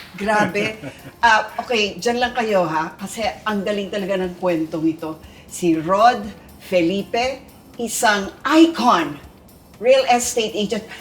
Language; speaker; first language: Filipino; native; Filipino